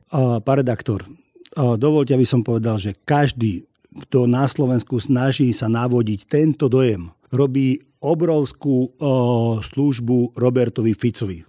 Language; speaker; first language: Slovak; non-native, local second language; Hungarian